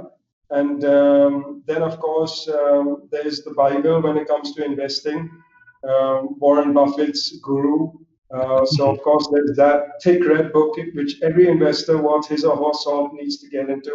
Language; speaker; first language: English; non-native, local second language; Gujarati